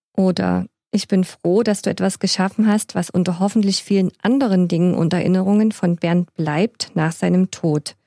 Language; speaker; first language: German; native; German